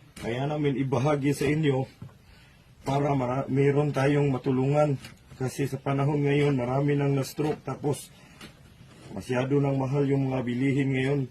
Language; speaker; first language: Filipino; non-native, local second language; Cebuano